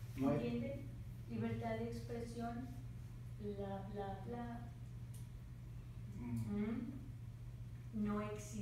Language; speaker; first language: Spanish; non-native, fluent; English